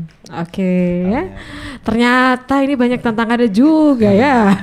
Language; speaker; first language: Indonesian; native; Indonesian